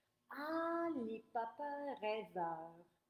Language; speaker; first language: French; non-native, fluent; English